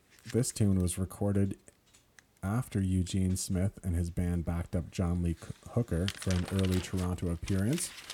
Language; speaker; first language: English; native; English